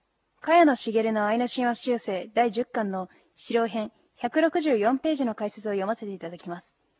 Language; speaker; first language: Japanese; native; Japanese